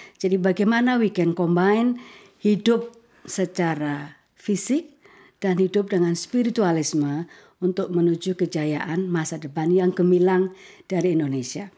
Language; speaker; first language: Indonesian; native; Indonesian